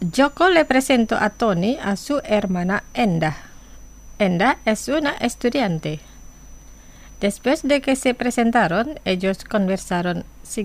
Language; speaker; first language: Spanish; non-native, fluent; Indonesian